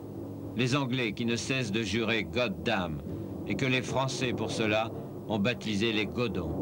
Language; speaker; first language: French; native; French